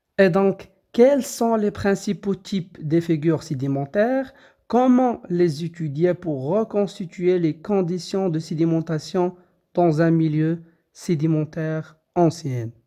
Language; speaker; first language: French; non-native, local second language; Arabic